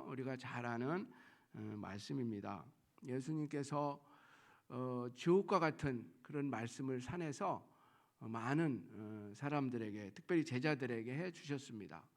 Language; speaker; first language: Korean; native; Korean